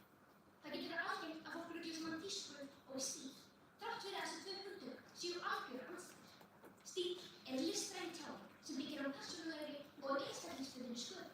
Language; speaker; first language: Icelandic; native; Icelandic